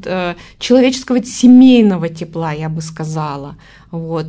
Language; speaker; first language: Russian; native; Russian